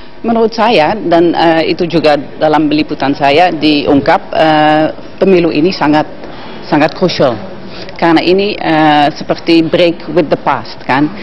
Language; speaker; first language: Indonesian; non-native, fluent; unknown